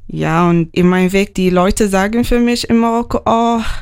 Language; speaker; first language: German; non-native, learner; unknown